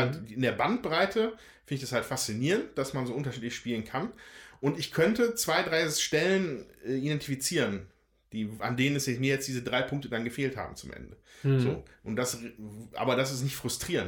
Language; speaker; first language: German; native; German